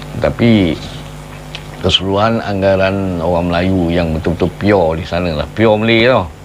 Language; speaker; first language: Malay; native; Malay